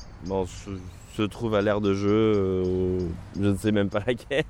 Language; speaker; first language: French; native; French